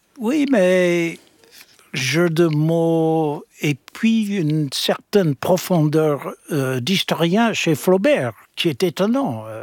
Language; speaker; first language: French; non-native, fluent; English